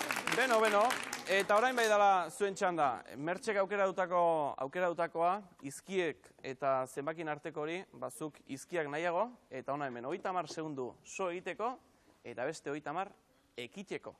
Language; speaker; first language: Basque; native; Basque